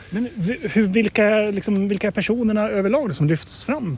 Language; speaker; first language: Swedish; native; Swedish